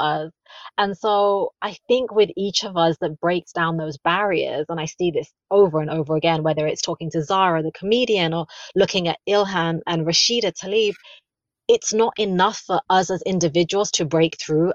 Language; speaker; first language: English; native; English